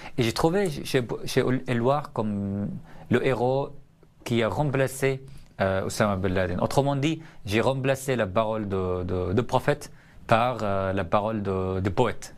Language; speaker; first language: French; non-native, fluent; Arabic